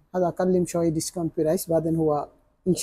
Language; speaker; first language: Arabic; non-native, learner; Bangla